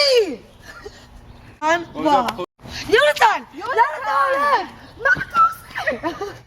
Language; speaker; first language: Hebrew; non-native, learner; English